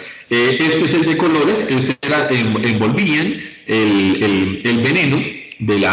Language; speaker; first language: Spanish; native; Spanish